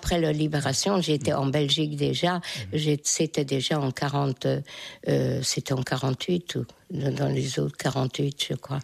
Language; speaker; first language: French; non-native, fluent; Hungarian